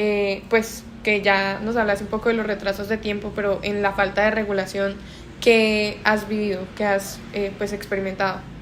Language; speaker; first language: Spanish; native; Spanish